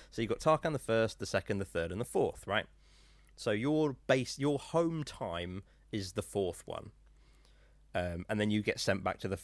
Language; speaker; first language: English; native; English